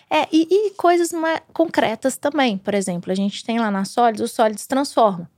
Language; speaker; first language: Portuguese; native; Portuguese